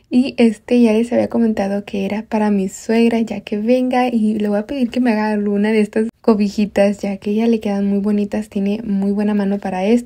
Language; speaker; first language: Spanish; native; Spanish